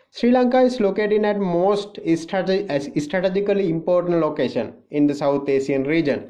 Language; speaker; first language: English; non-native, local second language; Sinhala